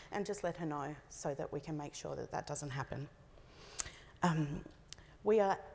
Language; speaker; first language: English; native; English